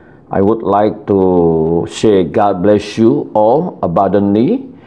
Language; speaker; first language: English; non-native, fluent; Indonesian